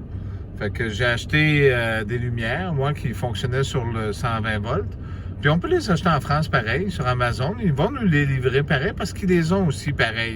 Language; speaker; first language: French; native; French